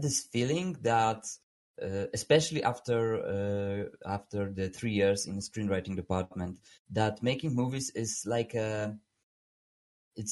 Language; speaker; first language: English; non-native, fluent; Polish